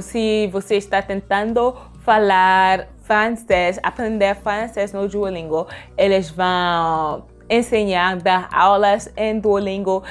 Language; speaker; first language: Portuguese; non-native, learner; French